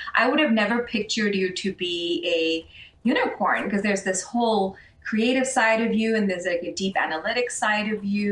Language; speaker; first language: English; non-native, local second language; Urdu